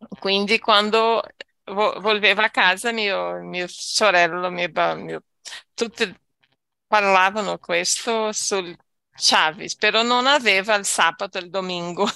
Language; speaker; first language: Italian; non-native, learner; Spanish